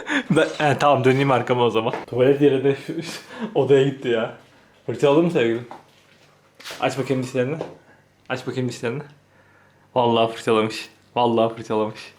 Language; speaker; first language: Turkish; native; Turkish